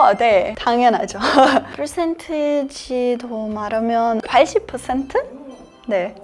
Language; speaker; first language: Korean; non-native, learner; Serbian